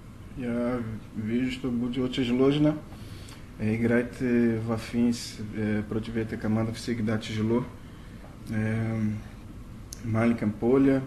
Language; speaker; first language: Russian; non-native, learner; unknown